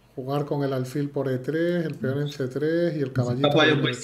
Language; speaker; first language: Spanish; native; Spanish